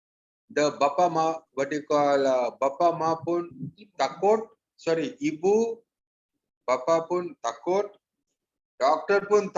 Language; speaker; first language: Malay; non-native, local second language; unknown